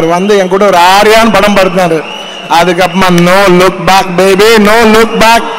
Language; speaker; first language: Tamil; non-native, local second language; Telugu